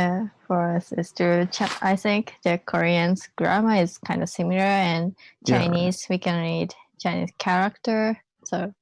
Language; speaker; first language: English; non-native, learner; Japanese